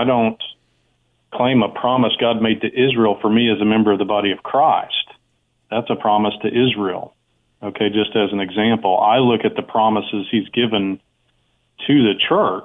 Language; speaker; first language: English; native; English